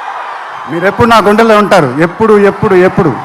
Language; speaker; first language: Telugu; native; Telugu